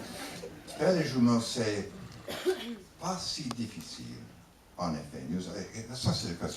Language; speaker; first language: French; non-native, learner; English